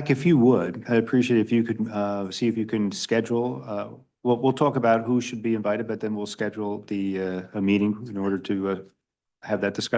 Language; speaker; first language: English; native; English